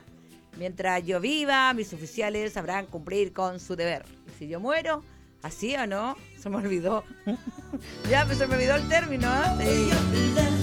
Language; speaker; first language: Spanish; native; Spanish